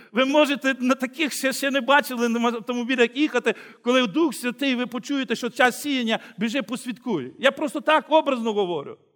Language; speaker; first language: Ukrainian; native; Ukrainian